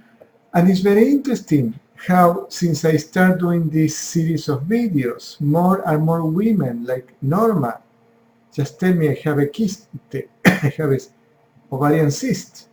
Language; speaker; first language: English; non-native, fluent; Spanish